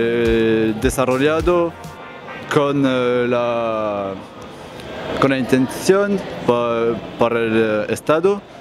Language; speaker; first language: Spanish; non-native, learner; French